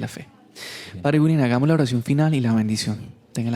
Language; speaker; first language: Spanish; native; Spanish